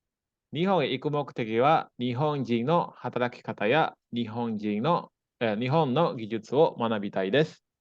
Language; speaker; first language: Japanese; non-native, fluent; Indonesian